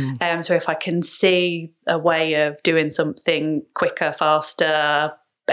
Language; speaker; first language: English; native; English